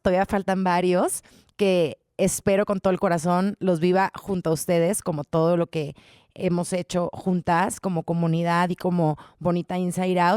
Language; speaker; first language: Spanish; native; Spanish